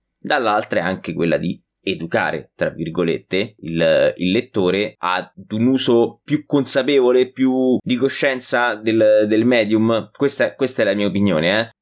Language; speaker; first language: Italian; native; Italian